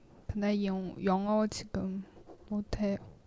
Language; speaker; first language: Korean; non-native, learner; Chinese